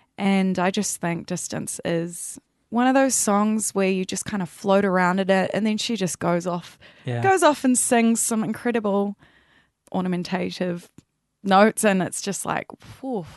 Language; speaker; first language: English; native; English